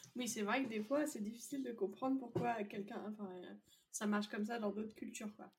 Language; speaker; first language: French; native; French